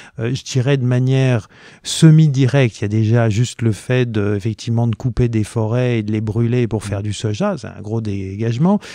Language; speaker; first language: French; native; French